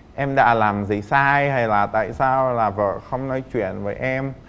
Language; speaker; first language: Vietnamese; non-native, fluent; Czech